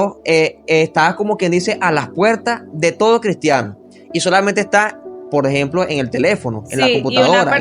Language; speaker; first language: Spanish; native; Spanish